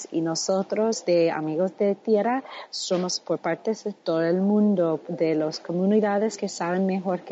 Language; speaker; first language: Spanish; non-native, fluent; English